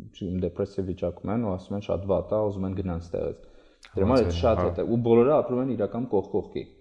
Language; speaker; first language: Armenian; native; Armenian